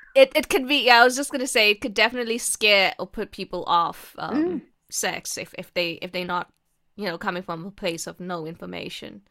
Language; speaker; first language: English; native; English